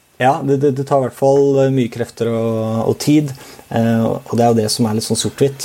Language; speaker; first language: Norwegian; native; Norwegian